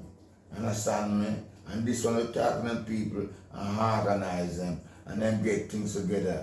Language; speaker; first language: English; non-native, local second language; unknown